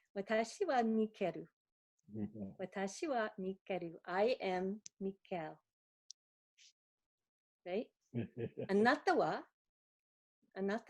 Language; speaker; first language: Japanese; non-native, fluent; English